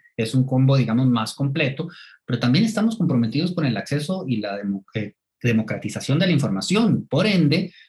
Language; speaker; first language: Spanish; native; Spanish